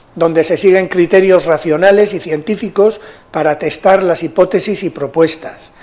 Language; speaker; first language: Spanish; native; Spanish